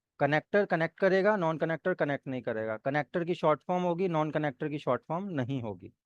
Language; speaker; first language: Hindi; native; Hindi